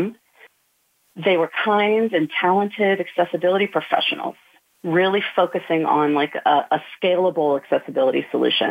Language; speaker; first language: English; native; English